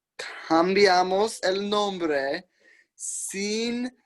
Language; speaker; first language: Spanish; non-native, learner; English